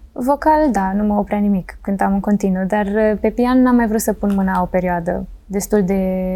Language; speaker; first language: Romanian; early bilingual, heritage; Romanian